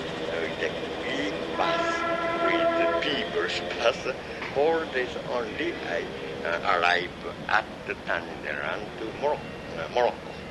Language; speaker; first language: English; non-native, learner; Japanese